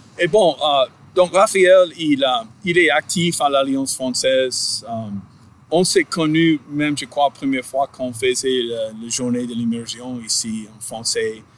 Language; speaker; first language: French; non-native, fluent; English